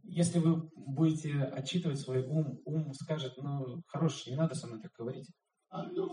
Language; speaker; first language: Russian; native; Russian